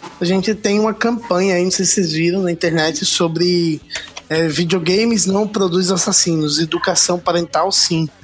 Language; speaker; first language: Portuguese; native; Portuguese